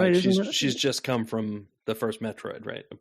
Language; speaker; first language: English; native; English